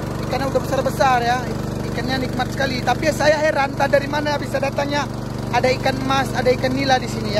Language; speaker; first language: Indonesian; native; Indonesian